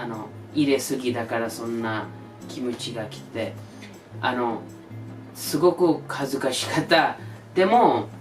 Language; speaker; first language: Japanese; non-native, learner; English